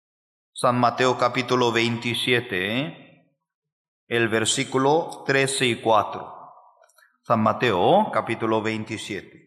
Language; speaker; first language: Spanish; non-native, fluent; Korean